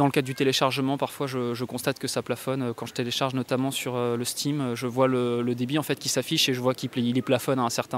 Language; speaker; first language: French; native; French